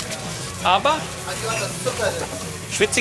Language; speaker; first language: German; native; German